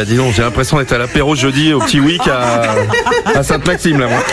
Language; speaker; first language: French; native; French